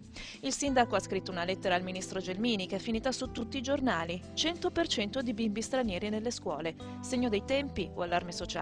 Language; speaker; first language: Italian; native; Italian